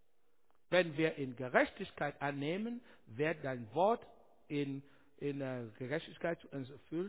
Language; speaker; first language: German; non-native, learner; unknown